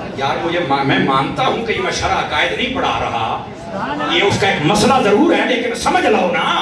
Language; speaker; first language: Urdu; non-native, local second language; Punjabi